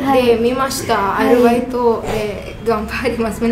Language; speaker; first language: Japanese; non-native, learner; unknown